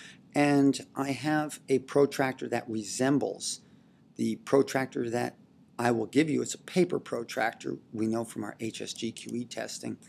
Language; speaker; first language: English; native; English